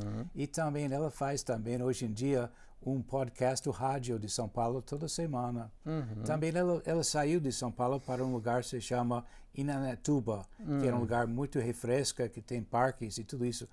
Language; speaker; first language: Portuguese; non-native, fluent; English